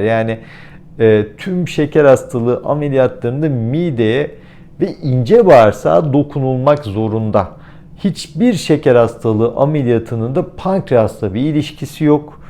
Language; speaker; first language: Turkish; native; Turkish